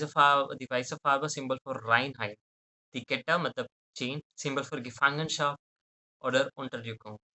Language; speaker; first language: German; non-native, fluent; Hindi